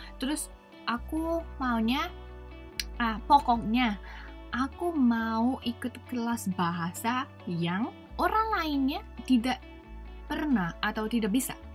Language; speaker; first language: Indonesian; non-native, fluent; Japanese